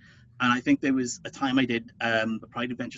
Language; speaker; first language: English; native; English